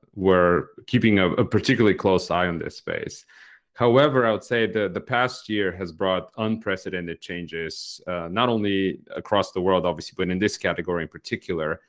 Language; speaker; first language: English; non-native, fluent; Bulgarian